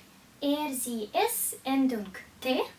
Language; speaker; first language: German; non-native, fluent; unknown